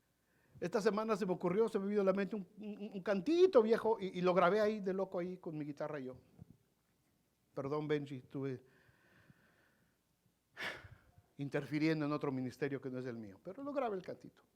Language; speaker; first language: Spanish; native; Spanish